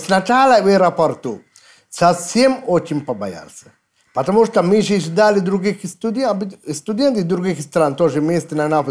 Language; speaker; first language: Russian; non-native, fluent; Sinhala